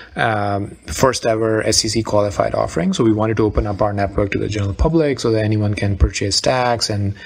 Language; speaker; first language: English; non-native, local second language; Urdu